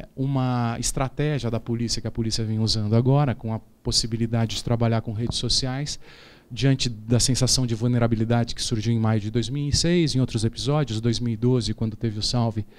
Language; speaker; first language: Portuguese; native; Portuguese